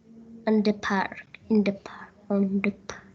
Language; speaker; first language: English; non-native, learner; Spanish